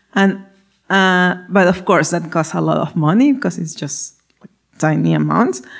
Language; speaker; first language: English; non-native, fluent; Spanish